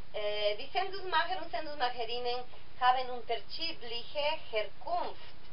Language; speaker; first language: German; non-native, learner; Spanish